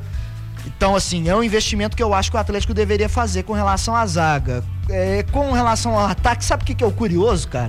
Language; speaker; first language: Portuguese; native; Portuguese